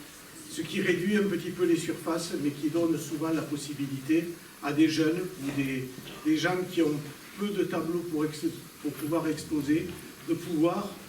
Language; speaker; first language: French; native; French